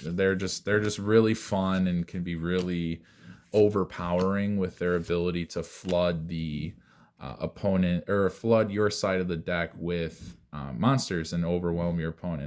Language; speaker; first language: English; native; English